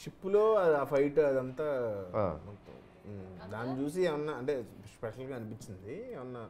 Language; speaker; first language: Telugu; native; Telugu